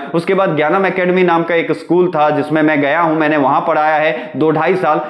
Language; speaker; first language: Hindi; non-native, local second language; Nepali